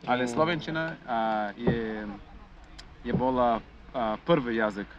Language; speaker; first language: Slovak; non-native, learner; Portuguese